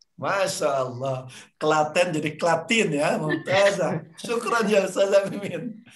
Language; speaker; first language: Indonesian; non-native, local second language; Sundanese